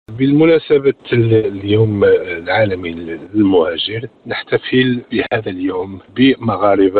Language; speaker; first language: Arabic; native; Arabic